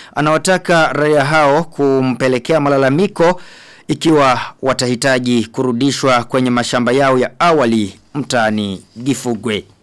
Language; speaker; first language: Swahili; non-native, local second language; Rundi